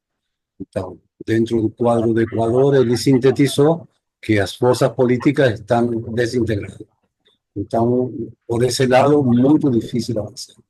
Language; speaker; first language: Portuguese; non-native, fluent; Spanish